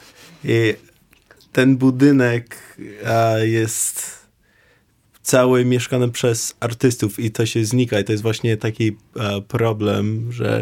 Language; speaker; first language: Polish; non-native, learner; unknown